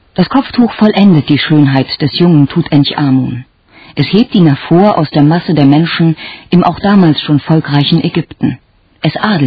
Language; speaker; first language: German; native; German